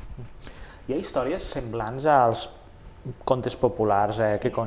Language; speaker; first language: Catalan; native; Catalan